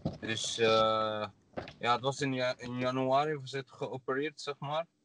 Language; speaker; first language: Dutch; non-native, learner; Arabic